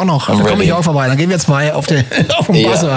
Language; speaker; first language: German; native; German